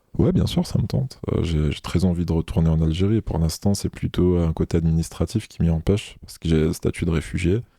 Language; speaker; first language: French; non-native, local second language; Arabic